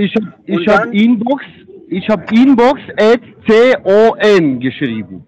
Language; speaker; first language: German; non-native, fluent; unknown